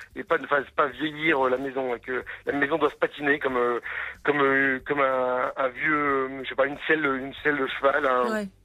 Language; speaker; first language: French; native; French